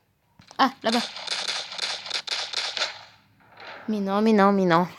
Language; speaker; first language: French; native; French